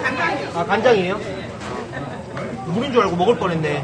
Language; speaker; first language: Korean; native; Korean